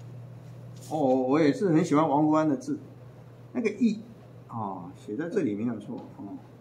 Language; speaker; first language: Chinese; native; Chinese